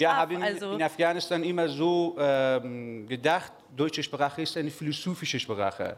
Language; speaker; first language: German; non-native, learner; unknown